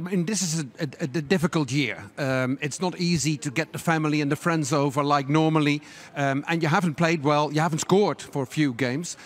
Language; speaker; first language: English; non-native, fluent; Dutch